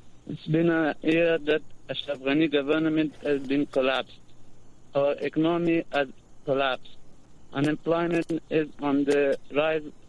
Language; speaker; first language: English; non-native, learner; Persian